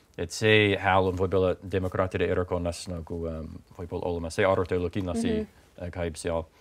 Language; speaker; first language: Estonian; non-native, fluent; English